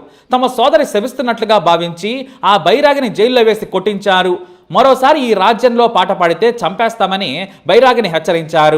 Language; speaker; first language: Telugu; native; Telugu